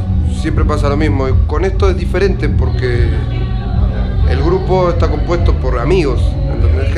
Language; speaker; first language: Spanish; native; Spanish